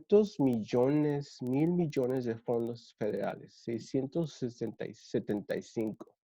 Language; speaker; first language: Spanish; early bilingual, other home language; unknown